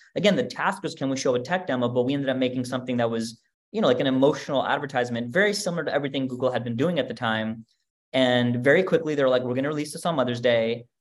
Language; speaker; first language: English; native; English